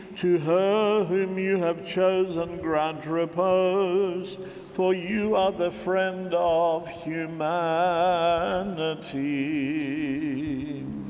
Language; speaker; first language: English; native; English